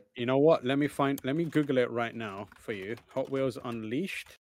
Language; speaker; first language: English; native; English